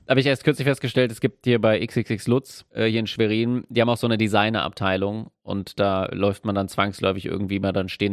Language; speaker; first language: German; native; German